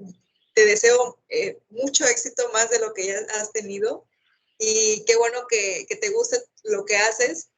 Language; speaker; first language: Spanish; native; Spanish